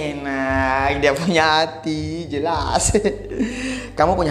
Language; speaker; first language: Malay; native; Malay